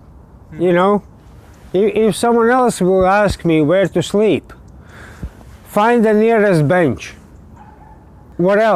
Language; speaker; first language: English; non-native, learner; Latvian